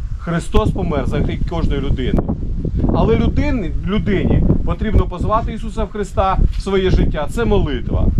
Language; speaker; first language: Ukrainian; non-native, local second language; Russian